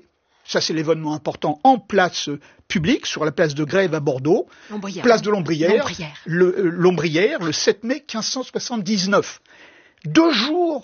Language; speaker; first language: French; native; French